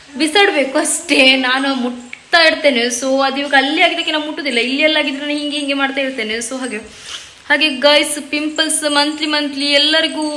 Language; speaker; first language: Kannada; non-native, local second language; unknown